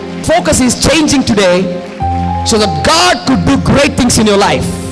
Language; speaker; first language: English; non-native, local second language; Telugu